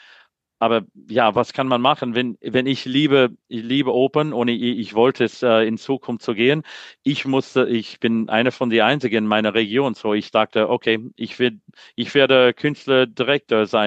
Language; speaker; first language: German; non-native, learner; English